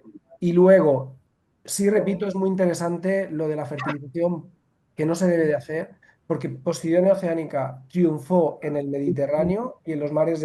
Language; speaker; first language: Spanish; native; Spanish